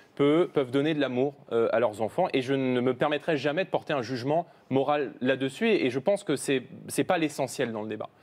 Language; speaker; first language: French; native; French